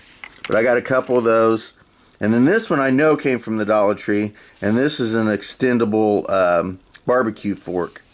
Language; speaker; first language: English; native; English